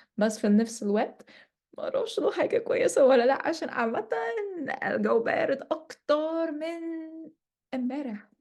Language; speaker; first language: Egyptian Arabic; non-native, learner; English